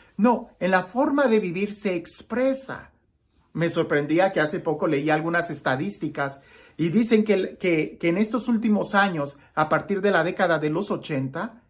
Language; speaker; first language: Spanish; native; Spanish